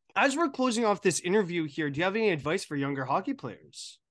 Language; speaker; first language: English; native; English